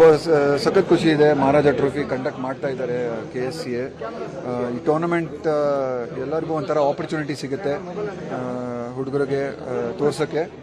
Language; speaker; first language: Kannada; non-native, local second language; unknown